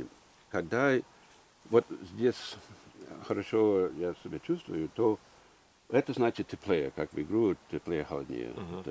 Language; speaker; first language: Russian; early bilingual, heritage; English